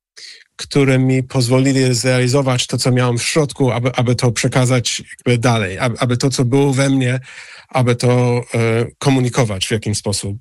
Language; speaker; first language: Polish; non-native, fluent; English